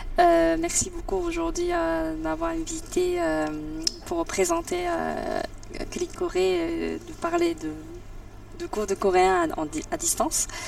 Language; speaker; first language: French; non-native, fluent; Korean